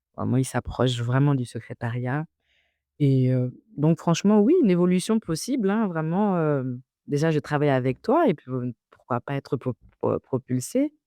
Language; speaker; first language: French; early bilingual, other home language; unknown